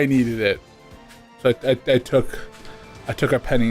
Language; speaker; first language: English; native; English